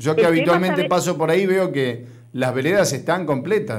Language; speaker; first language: Spanish; native; Spanish